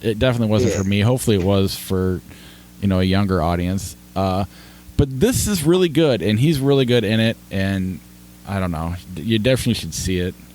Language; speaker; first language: English; native; English